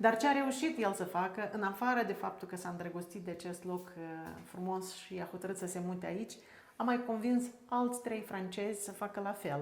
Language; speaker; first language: Romanian; native; Romanian